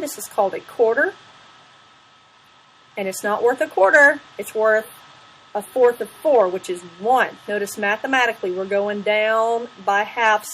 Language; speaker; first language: English; native; English